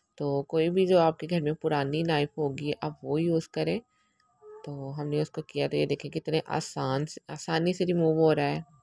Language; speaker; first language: Urdu; native; Urdu